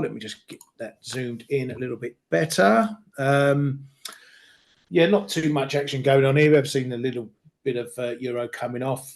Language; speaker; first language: English; native; English